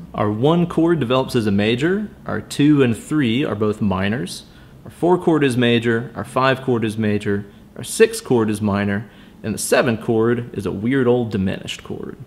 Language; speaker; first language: English; native; English